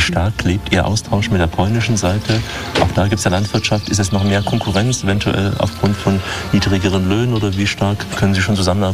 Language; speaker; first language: German; native; German